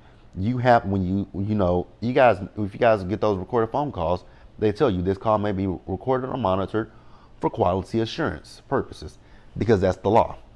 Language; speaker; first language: English; native; English